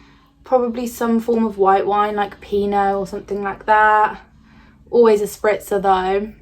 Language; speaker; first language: English; native; English